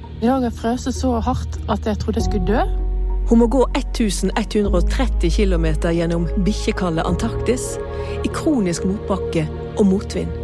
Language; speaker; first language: Norwegian; native; Norwegian